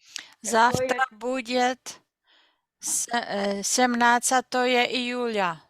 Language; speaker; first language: Russian; non-native, learner; English